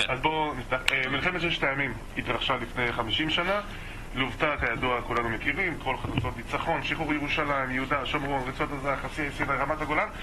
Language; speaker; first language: Hebrew; native; Hebrew